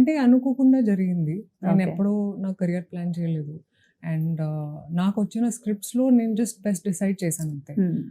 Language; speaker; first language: Telugu; non-native, local second language; Hindi